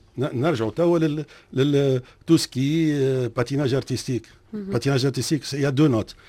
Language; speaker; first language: French; non-native, local second language; Arabic